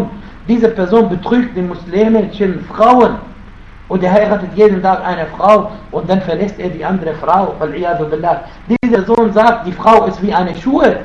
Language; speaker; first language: German; non-native, fluent; Arabic